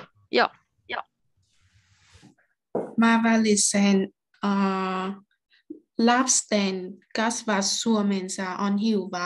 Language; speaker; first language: Finnish; non-native, learner; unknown